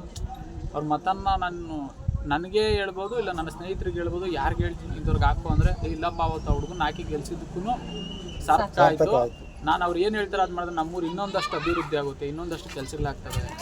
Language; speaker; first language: Kannada; native; Kannada